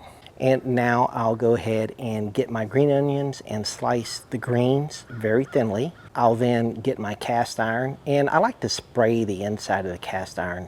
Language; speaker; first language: English; native; English